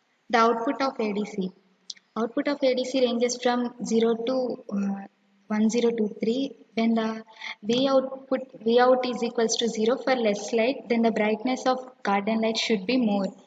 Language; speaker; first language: English; non-native, local second language; Telugu